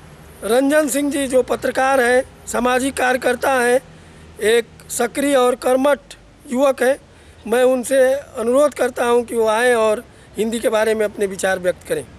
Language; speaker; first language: Hindi; native; Hindi